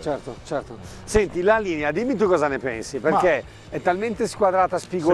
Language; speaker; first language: Italian; native; Italian